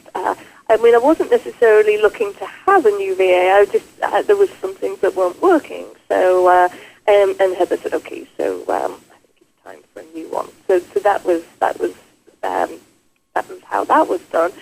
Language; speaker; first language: English; native; English